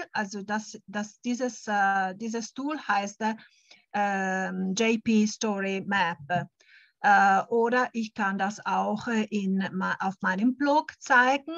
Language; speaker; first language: German; non-native, fluent; Italian